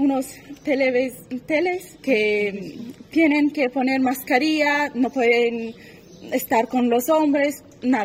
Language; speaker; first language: Spanish; non-native, learner; Persian